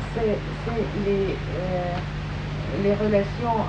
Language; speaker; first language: French; non-native, fluent; Russian